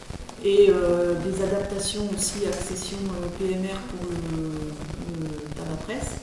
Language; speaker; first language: French; native; French